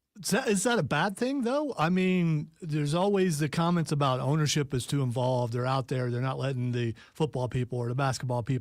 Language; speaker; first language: English; native; English